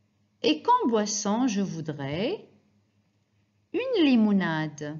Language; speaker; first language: French; non-native, fluent; Arabic